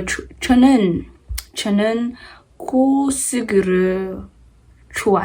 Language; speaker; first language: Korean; non-native, learner; English